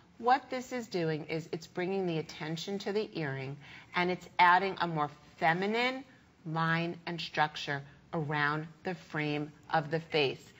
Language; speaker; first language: English; native; English